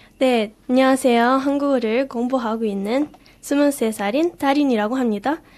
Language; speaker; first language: Korean; non-native, fluent; English